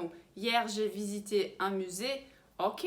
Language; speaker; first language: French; early bilingual, heritage; Portuguese